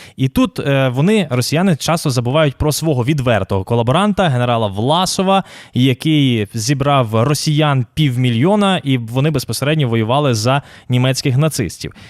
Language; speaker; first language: Ukrainian; native; Ukrainian